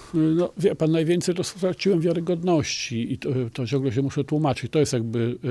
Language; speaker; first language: Polish; native; Polish